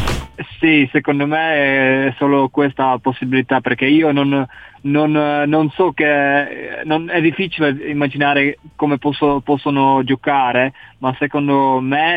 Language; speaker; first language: Italian; non-native, learner; Czech